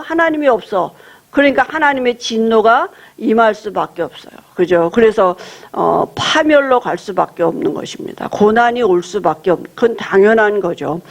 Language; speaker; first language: Korean; native; Korean